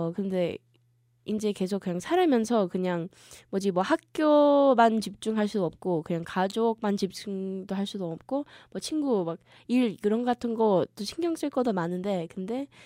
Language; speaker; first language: Korean; early bilingual, heritage; Korean